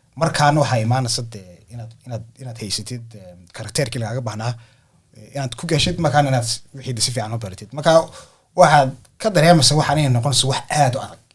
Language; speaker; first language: Somali; early bilingual, heritage; Somali